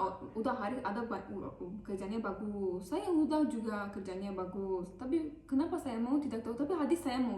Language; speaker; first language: Indonesian; non-native, learner; Turkish